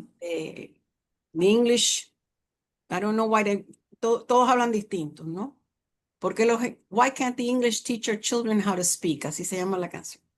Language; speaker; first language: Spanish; native; Spanish